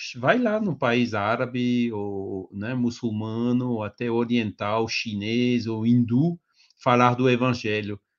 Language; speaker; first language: Portuguese; non-native, fluent; French